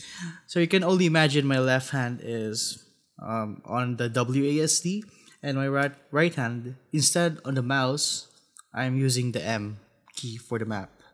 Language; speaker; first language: English; non-native, fluent; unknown